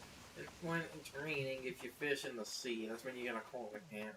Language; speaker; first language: English; native; English